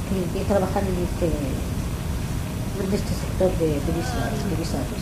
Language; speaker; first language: Spanish; non-native, learner; Arabic